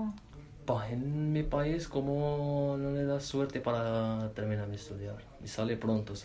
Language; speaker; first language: Spanish; non-native, learner; Arabic